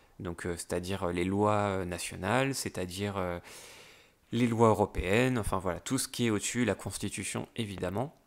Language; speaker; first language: French; native; French